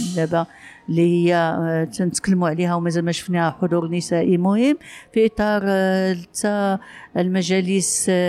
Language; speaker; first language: Arabic; native; Arabic